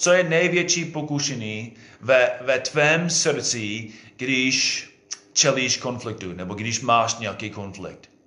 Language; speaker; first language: Czech; non-native, fluent; English